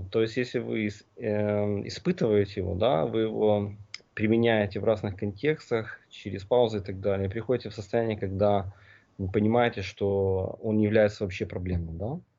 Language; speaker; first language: Russian; native; Russian